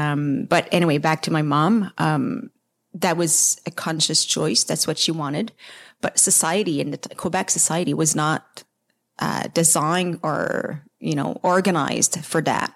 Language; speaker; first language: English; non-native, fluent; French